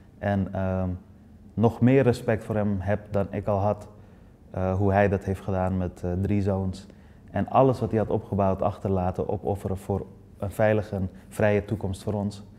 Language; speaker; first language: Dutch; early bilingual, other home language; Persian